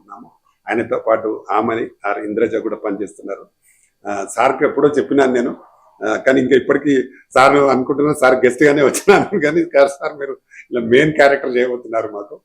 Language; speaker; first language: Telugu; native; Telugu